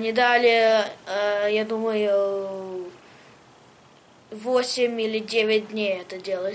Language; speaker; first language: Russian; early bilingual, heritage; Russian